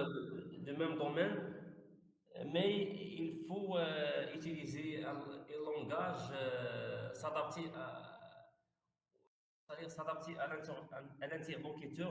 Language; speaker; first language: French; non-native, fluent; Arabic